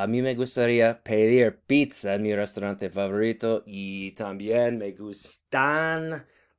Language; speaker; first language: Spanish; non-native, fluent; English